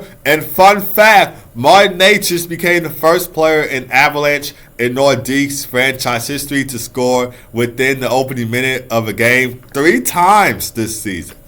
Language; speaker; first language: English; native; English